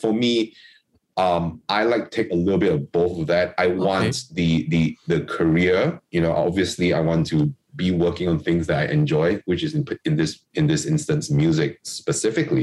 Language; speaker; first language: English; non-native, local second language; Chinese